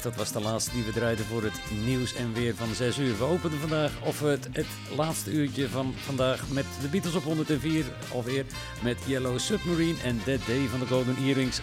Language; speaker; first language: Dutch; native; Dutch